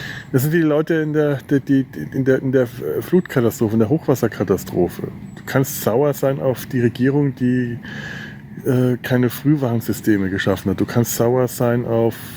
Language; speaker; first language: German; native; German